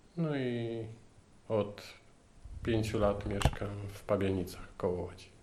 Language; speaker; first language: Polish; native; Polish